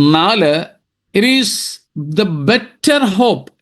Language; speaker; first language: English; non-native, local second language; Malayalam